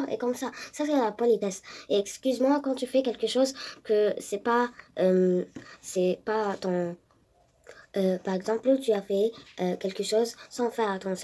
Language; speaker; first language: French; non-native, learner; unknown